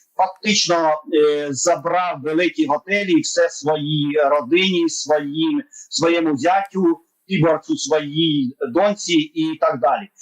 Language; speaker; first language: Ukrainian; non-native, local second language; Hungarian